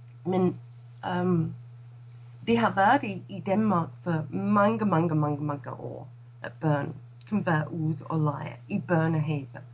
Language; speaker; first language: Danish; non-native, fluent; English